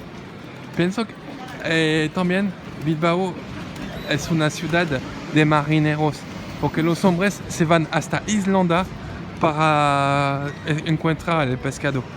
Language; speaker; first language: Spanish; non-native, learner; French